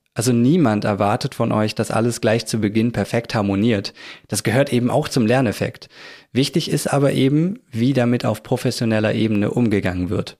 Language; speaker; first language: German; native; German